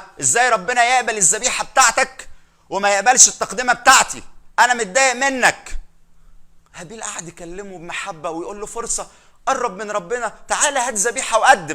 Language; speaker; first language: Arabic; native; Arabic